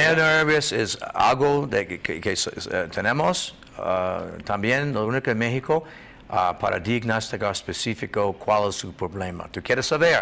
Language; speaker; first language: Spanish; non-native, learner; English